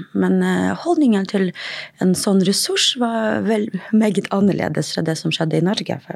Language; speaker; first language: Norwegian; non-native, fluent; Russian